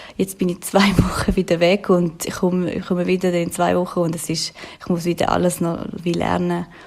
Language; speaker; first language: German; non-native, local second language; Italian